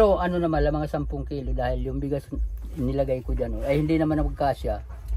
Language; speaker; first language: Filipino; native; Filipino